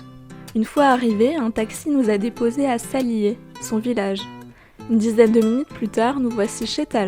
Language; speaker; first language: French; native; French